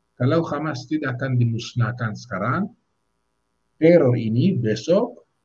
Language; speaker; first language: Indonesian; non-native, fluent; Hebrew